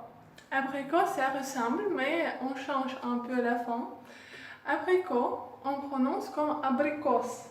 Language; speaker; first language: French; non-native, fluent; Russian